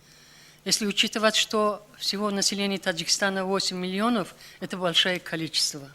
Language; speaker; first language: Russian; non-native, local second language; Tajik